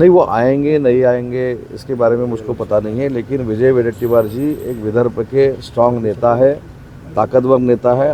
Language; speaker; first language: Hindi; non-native, local second language; Marathi